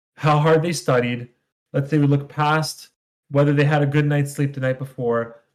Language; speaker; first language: English; non-native, fluent; Hebrew